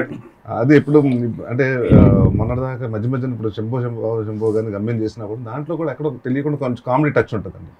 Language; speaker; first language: Telugu; native; Telugu